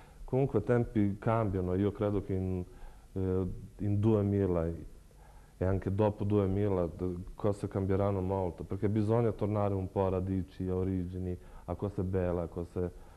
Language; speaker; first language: Italian; non-native, fluent; Serbian